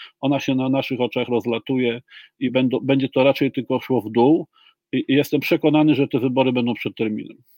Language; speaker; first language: Polish; native; Polish